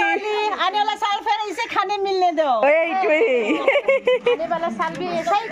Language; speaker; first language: Hindi; non-native, local second language; Bangla